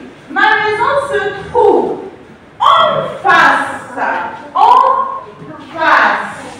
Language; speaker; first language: French; non-native, local second language; Arabic